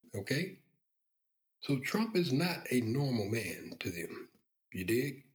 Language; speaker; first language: English; native; English